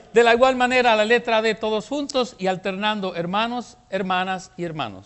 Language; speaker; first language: Spanish; native; Spanish